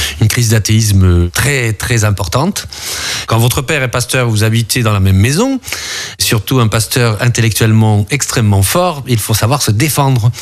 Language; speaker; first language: French; early bilingual, other home language; Spanish